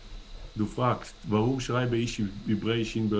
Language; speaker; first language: German; non-native, learner; Hebrew